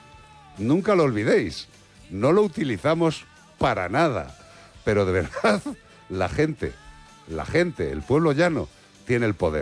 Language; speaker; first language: Spanish; native; Spanish